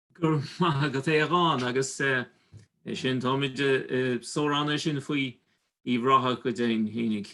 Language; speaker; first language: Irish; native; Irish